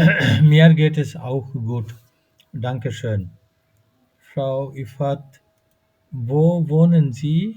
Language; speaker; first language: German; non-native, fluent; Bangla